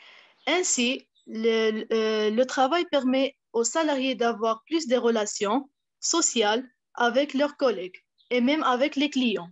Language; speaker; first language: French; non-native, fluent; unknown